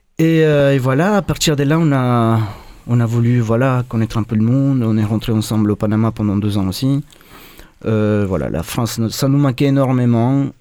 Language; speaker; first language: French; non-native, fluent; Spanish